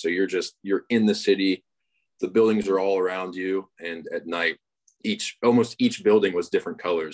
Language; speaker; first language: English; native; English